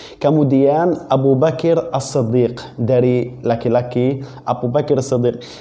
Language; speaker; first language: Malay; non-native, fluent; Arabic